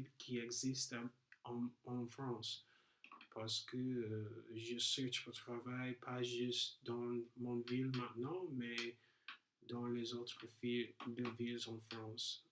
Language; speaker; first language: French; non-native, learner; English